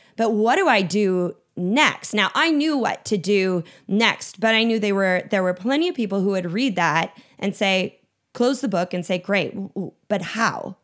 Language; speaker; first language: English; native; English